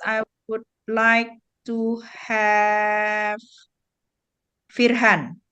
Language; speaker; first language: English; non-native, fluent; Indonesian